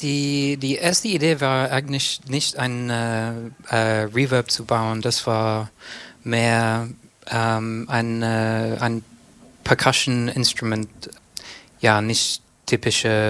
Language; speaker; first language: German; non-native, fluent; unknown